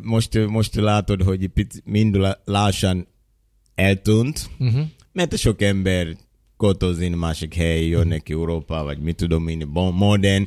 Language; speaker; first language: Hungarian; non-native, learner; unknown